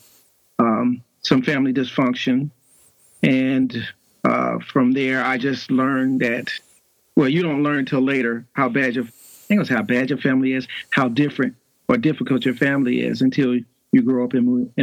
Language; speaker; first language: English; native; English